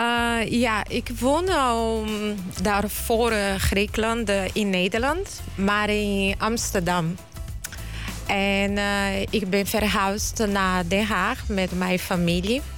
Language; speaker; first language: Dutch; non-native, fluent; Portuguese